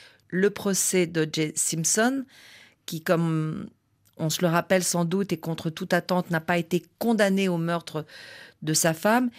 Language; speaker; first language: French; native; French